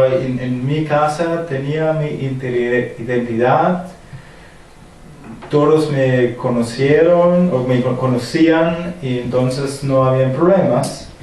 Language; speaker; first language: Spanish; non-native, fluent; German